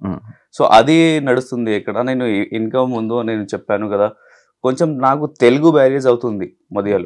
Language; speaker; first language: Telugu; non-native, local second language; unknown